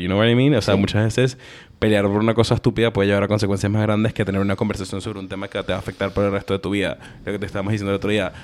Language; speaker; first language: Spanish; early bilingual, heritage; Spanish